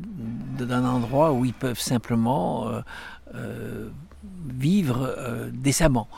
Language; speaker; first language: French; native; French